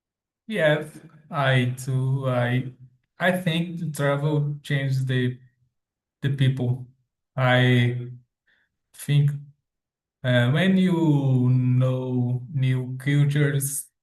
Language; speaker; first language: English; non-native, learner; Portuguese